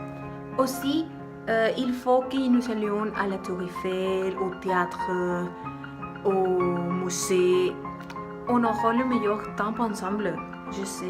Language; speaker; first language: French; non-native, learner; Spanish